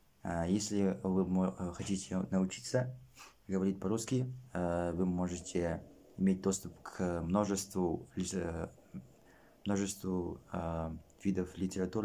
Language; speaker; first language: Russian; non-native, local second language; Kazakh